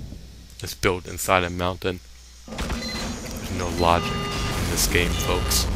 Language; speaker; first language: English; native; English